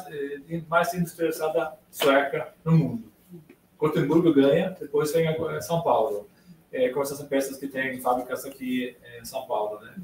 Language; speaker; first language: Portuguese; non-native, fluent; Swedish